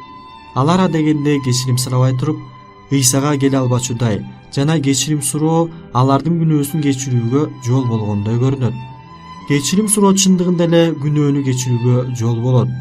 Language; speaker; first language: Kyrgyz; native; Kyrgyz